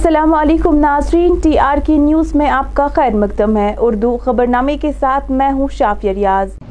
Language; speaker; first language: Urdu; non-native, local second language; Kashmiri